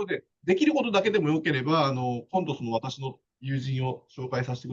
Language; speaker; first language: Japanese; native; Japanese